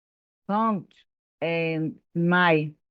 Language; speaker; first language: French; non-native, learner; Portuguese